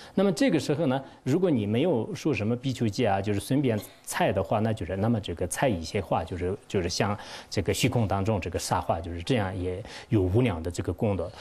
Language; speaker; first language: Chinese; non-native, local second language; Tibetan